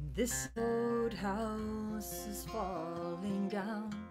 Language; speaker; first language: English; native; English